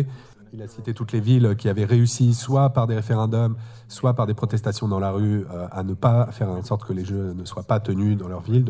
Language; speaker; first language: French; native; French